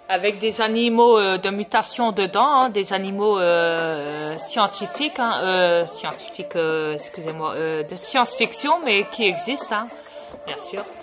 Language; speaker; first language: French; native; French